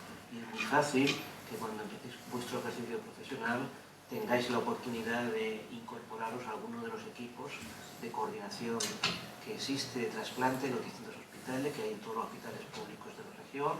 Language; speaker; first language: Spanish; native; Spanish